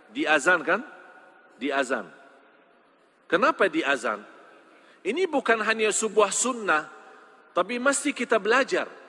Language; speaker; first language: Indonesian; non-native, fluent; Arabic